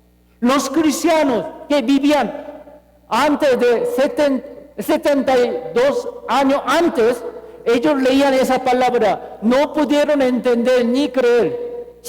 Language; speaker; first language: Spanish; non-native, fluent; Korean